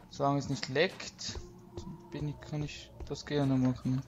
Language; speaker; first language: German; native; German